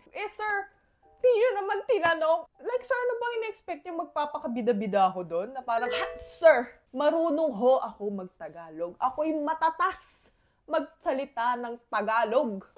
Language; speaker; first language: Filipino; early bilingual, other home language; Korean